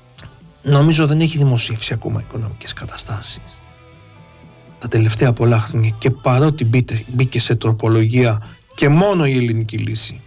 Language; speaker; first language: Greek; native; Greek